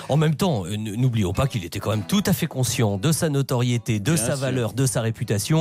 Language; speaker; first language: French; native; French